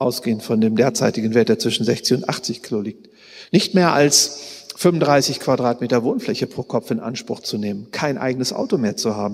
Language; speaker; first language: German; native; German